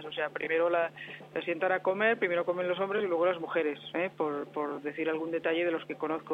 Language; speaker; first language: Spanish; native; Spanish